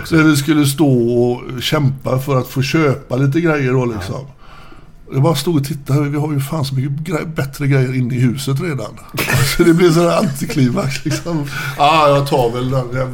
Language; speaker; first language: Swedish; native; Swedish